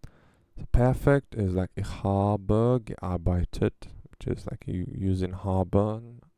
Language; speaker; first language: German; non-native, learner; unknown